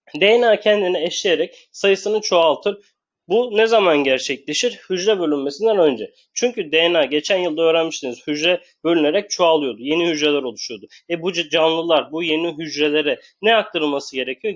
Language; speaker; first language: Turkish; native; Turkish